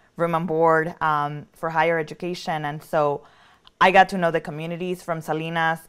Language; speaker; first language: English; early bilingual, other home language; Spanish